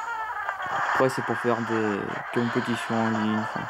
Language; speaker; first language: French; native; French